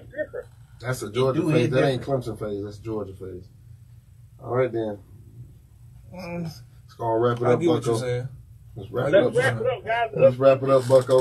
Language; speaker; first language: English; native; English